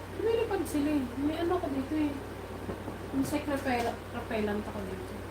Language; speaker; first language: Filipino; non-native, local second language; Cebuano